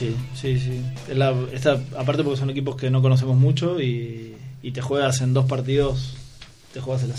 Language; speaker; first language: Spanish; native; Spanish